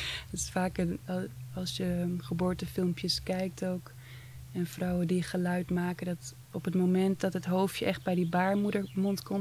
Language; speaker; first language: Dutch; early bilingual, other home language; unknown